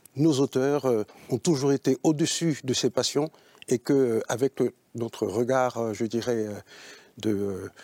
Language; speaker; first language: French; native; French